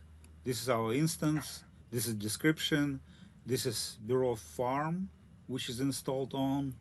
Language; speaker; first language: English; non-native, learner; Russian